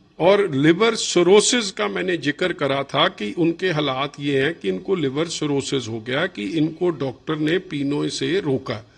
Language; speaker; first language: Hindi; non-native, local second language; Punjabi